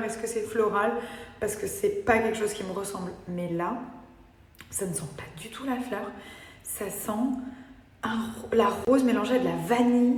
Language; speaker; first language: French; native; French